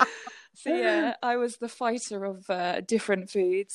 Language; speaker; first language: English; native; English